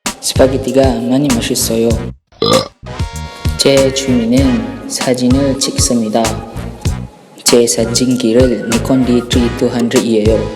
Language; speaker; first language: Korean; non-native, learner; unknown